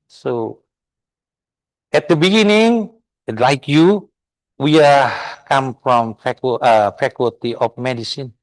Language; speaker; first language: English; non-native, fluent; Indonesian